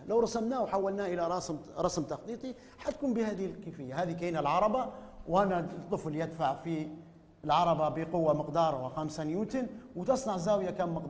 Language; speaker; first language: Arabic; native; Arabic